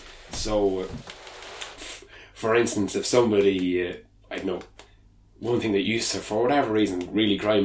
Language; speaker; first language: English; native; English